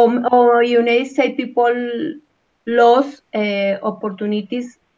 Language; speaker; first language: English; non-native, learner; Spanish